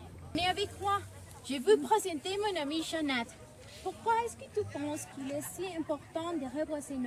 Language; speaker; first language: French; non-native, fluent; Spanish